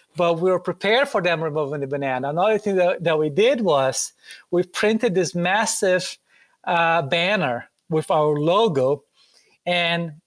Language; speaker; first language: English; non-native, fluent; Portuguese